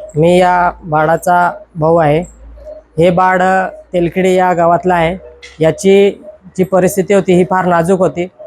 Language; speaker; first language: Marathi; non-native, local second language; Bhili